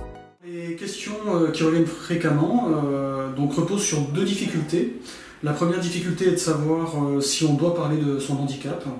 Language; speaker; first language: French; native; French